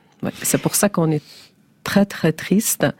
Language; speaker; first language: French; non-native, learner; Persian